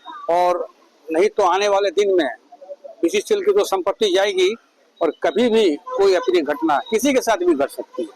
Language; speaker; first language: Hindi; native; Hindi